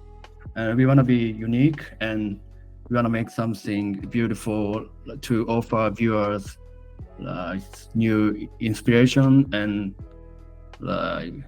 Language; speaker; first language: English; non-native, fluent; Japanese